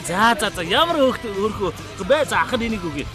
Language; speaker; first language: Mongolian; native; Mongolian